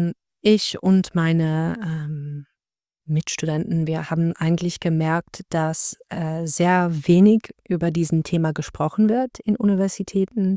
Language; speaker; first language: German; non-native, learner; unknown